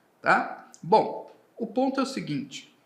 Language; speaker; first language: Portuguese; native; Portuguese